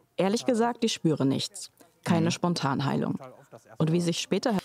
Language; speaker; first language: German; native; German